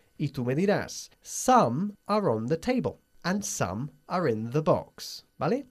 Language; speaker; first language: English; native; English